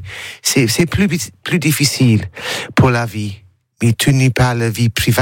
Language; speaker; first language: French; non-native, learner; English